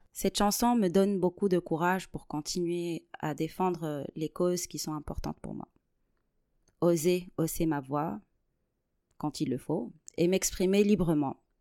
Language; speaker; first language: French; non-native, local second language; Arabic